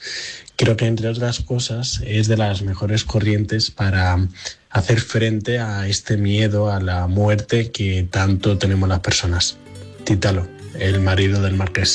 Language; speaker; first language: Spanish; native; Spanish